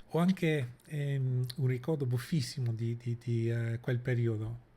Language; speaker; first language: Italian; non-native, fluent; English